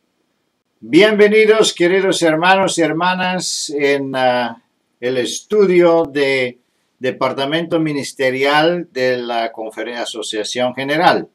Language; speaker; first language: Spanish; non-native, fluent; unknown